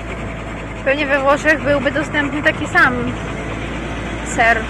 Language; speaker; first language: Polish; native; Polish